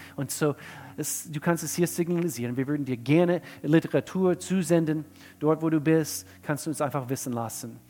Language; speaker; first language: German; non-native, fluent; English